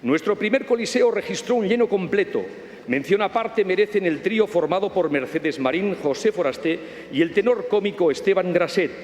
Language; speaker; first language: Spanish; non-native, local second language; Catalan